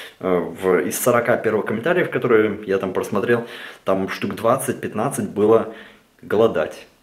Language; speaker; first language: Russian; early bilingual, heritage; Russian